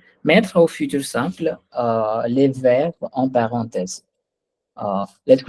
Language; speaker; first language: French; non-native, fluent; Hindi